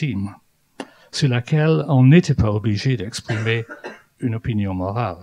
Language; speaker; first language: French; non-native, fluent; English